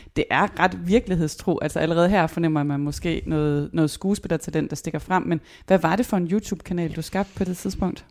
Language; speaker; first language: Danish; native; Danish